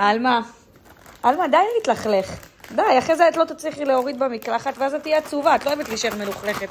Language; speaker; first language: Hebrew; native; Hebrew